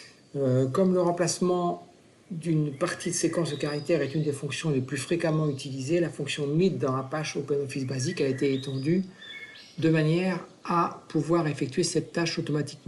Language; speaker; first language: French; native; French